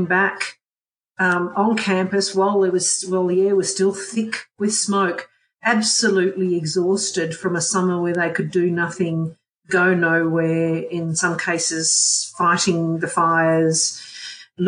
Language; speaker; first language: English; native; English